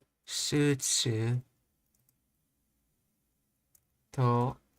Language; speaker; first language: Japanese; non-native, learner; English